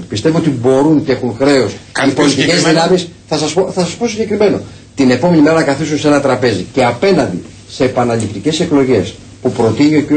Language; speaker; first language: Greek; native; Greek